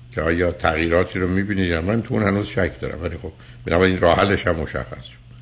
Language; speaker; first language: Persian; native; Persian